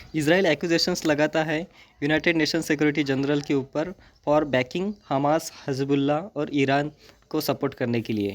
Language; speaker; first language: Hindi; non-native, local second language; Marathi